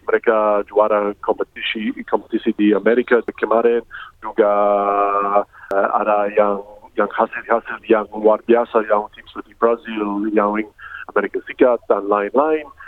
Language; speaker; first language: Indonesian; early bilingual, heritage; English